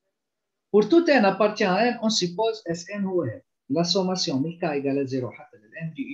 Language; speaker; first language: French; non-native, local second language; Arabic